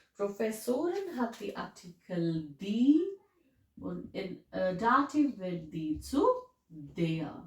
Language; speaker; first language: German; non-native, fluent; English